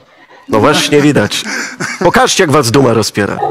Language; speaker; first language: Polish; native; Polish